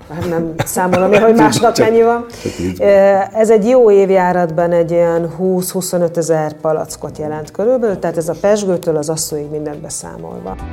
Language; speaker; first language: Hungarian; native; Hungarian